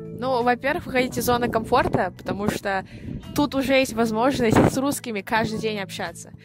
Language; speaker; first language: Russian; native; Russian